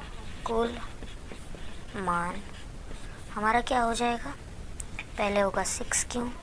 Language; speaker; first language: Hindi; native; Hindi